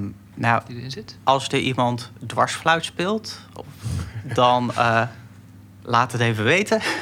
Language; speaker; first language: Dutch; native; Dutch